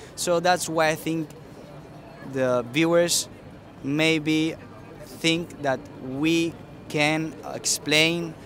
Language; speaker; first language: English; early bilingual, other home language; Spanish